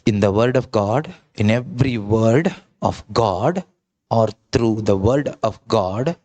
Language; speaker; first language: English; non-native, local second language; Kannada